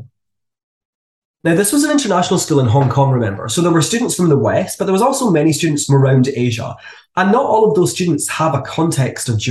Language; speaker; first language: English; native; English